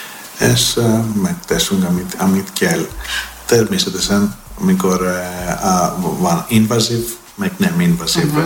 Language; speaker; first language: Hungarian; non-native, learner; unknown